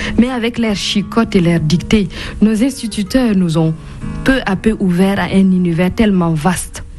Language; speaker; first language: French; non-native, local second language; Mossi